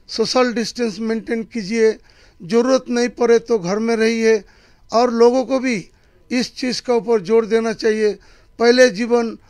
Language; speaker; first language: Hindi; non-native, local second language; Bangla